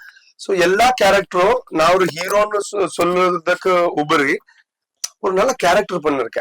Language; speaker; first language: Tamil; non-native, learner; Tulu